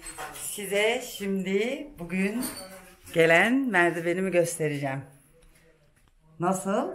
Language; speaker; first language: Turkish; early bilingual, heritage; Turkish